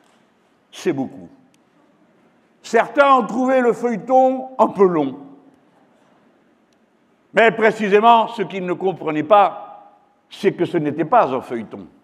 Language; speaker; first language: French; native; French